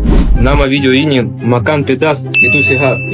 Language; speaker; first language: Indonesian; non-native, learner; Japanese